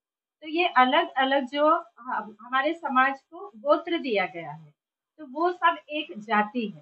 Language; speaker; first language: Hindi; native; Hindi